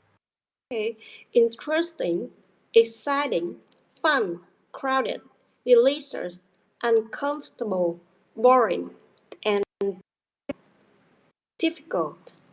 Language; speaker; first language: English; non-native, learner; Vietnamese